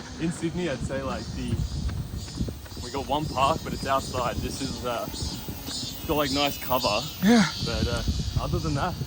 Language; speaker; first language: English; native; English